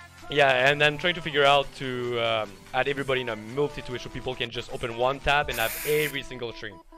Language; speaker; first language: English; non-native, fluent; French